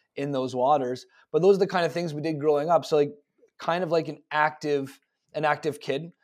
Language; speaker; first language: English; native; English